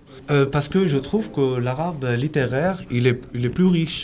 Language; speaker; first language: French; non-native, fluent; Arabic